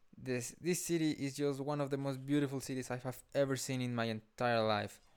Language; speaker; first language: English; non-native, fluent; Spanish